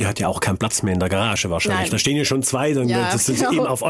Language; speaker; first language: German; native; German